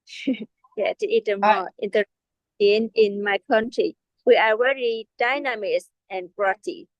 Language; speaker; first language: English; non-native, learner; Vietnamese